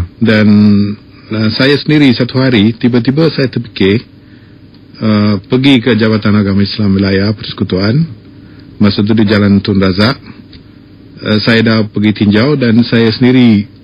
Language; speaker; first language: Malay; non-native, local second language; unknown